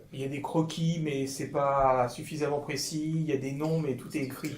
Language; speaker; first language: French; native; French